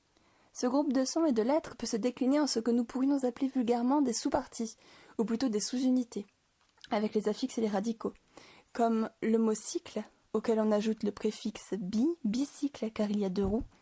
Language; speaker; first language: French; native; French